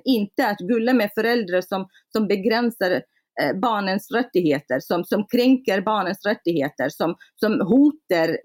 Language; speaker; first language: Swedish; non-native, fluent; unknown